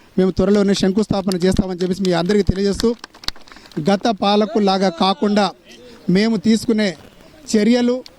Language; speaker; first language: Telugu; non-native, local second language; Lambadi